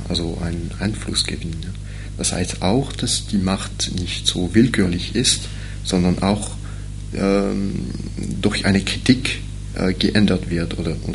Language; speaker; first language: German; non-native, fluent; French